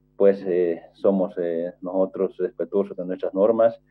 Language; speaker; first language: Spanish; native; Spanish